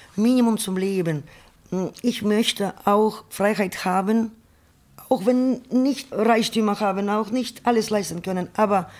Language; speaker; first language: German; non-native, fluent; Ukrainian